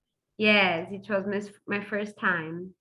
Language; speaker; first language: English; non-native, fluent; Portuguese